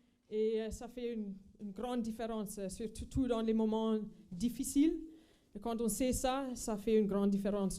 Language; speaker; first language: French; non-native, fluent; Afrikaans